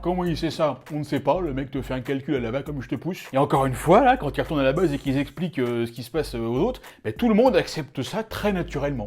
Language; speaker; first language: French; native; French